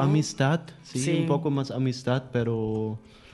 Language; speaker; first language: Spanish; non-native, learner; German